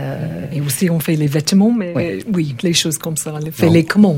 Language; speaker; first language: French; non-native, learner; English